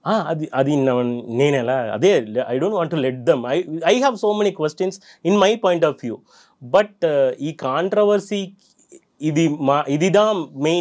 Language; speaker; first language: Telugu; non-native, fluent; Tamil